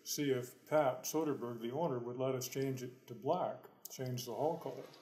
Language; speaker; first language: English; native; English